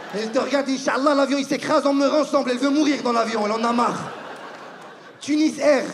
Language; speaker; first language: French; non-native, local second language; Arabic